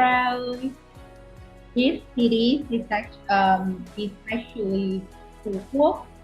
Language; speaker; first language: English; non-native, fluent; Vietnamese